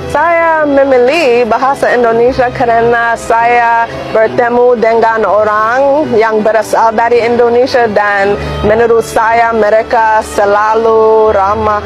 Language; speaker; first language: Indonesian; non-native, learner; English